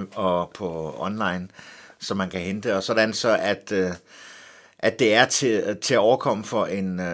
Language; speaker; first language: Danish; native; Danish